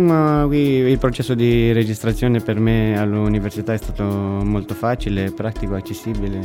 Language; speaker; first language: Italian; non-native, fluent; Romanian